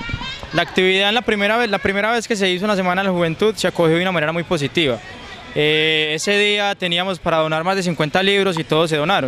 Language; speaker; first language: Spanish; native; Spanish